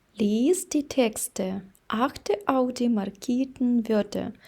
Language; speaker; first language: German; non-native, fluent; Ukrainian